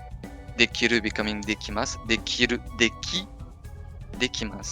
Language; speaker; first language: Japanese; non-native, fluent; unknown